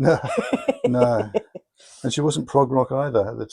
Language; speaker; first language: English; native; English